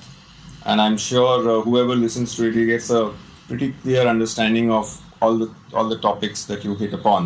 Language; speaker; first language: English; non-native, local second language; Hindi